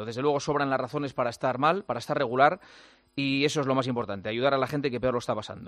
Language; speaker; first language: Spanish; native; Spanish